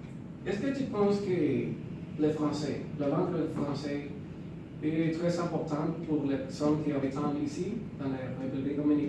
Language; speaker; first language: French; non-native, learner; Spanish